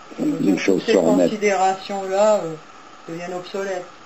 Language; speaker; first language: French; native; French